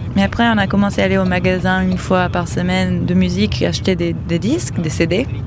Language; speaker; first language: French; non-native, fluent; English